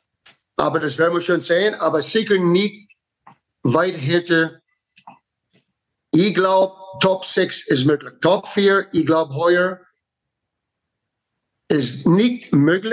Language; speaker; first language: German; non-native, fluent; English